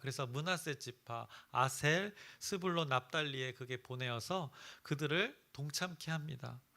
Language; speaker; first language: Korean; native; Korean